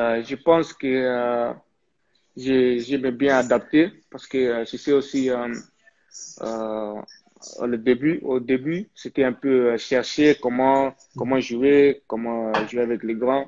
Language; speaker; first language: French; early bilingual, heritage; French